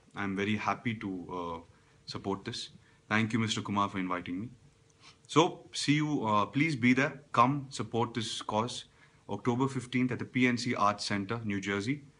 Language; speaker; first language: English; non-native, local second language; Telugu